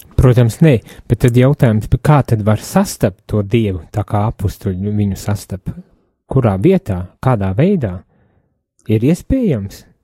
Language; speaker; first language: Latvian; native; Latvian